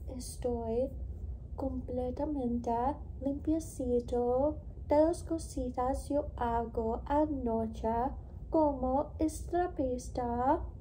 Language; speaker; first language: Spanish; non-native, learner; English